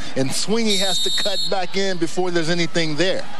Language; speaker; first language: English; native; English